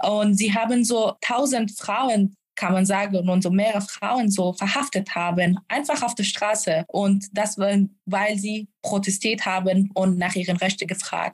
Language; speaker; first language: German; non-native, fluent; Persian